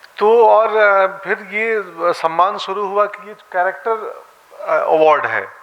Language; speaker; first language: Hindi; native; Hindi